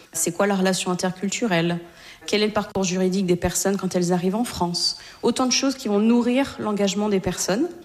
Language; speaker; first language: French; native; French